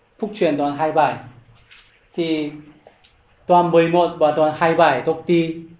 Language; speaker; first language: Vietnamese; non-native, learner; Korean